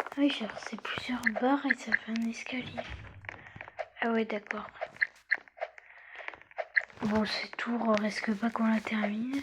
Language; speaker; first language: French; native; French